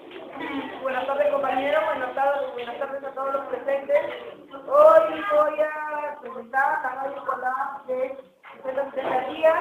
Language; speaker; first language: Spanish; native; Spanish